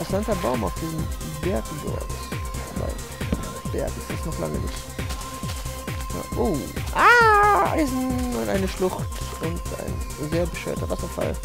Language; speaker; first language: German; native; German